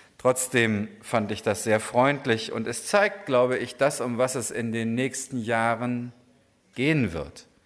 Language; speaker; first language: German; native; German